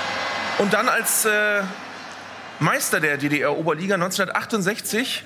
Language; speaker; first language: German; native; German